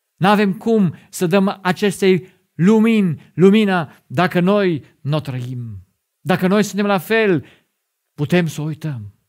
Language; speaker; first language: Romanian; non-native, fluent; German